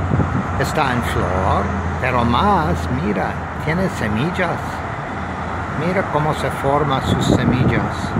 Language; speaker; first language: Spanish; non-native, learner; English